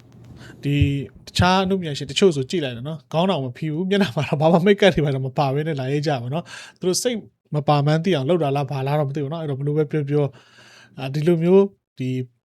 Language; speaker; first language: Burmese; native; Burmese